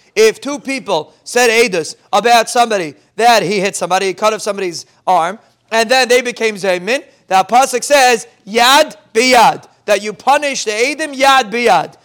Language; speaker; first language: English; native; English